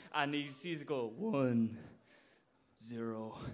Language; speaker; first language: English; native; English